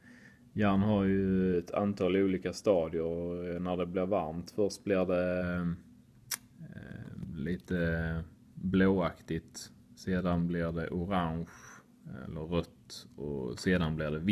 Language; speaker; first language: Swedish; native; Swedish